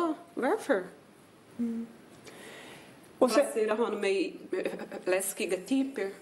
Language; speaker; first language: Swedish; non-native, fluent; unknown